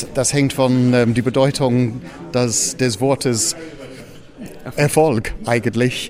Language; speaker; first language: German; non-native, fluent; English